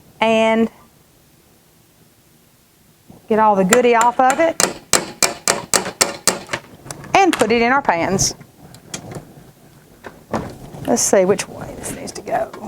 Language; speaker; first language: English; native; English